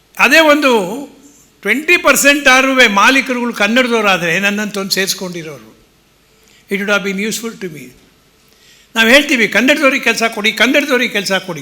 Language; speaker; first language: Kannada; early bilingual, heritage; Kannada